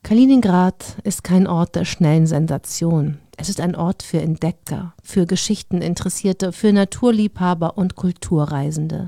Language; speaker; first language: German; native; German